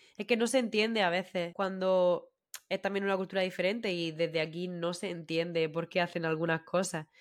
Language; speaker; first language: Spanish; native; Spanish